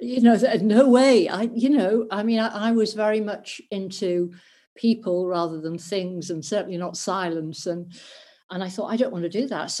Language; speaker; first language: English; native; English